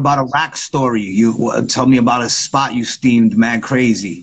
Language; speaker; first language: English; native; English